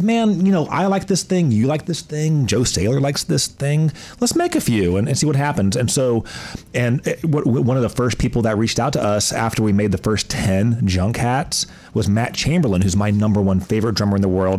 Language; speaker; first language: English; native; English